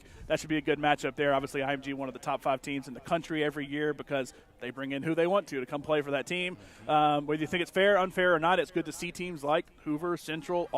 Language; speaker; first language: English; native; English